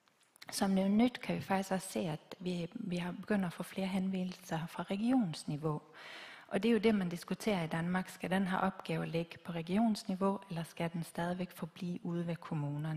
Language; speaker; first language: Danish; native; Danish